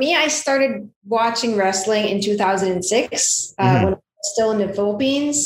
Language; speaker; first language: English; non-native, local second language; Filipino